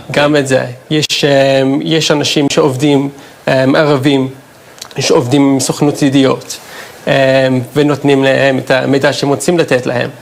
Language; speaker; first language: Hebrew; non-native, fluent; English